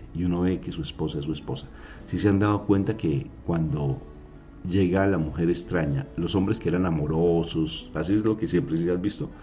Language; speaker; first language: Spanish; native; Spanish